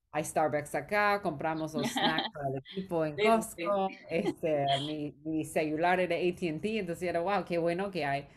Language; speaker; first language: Spanish; non-native, fluent; English